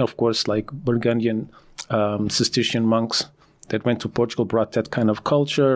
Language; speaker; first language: English; non-native, fluent; Portuguese